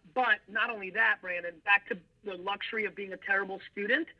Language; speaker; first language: English; early bilingual, other home language; Russian